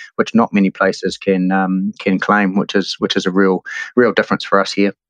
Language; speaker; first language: English; native; English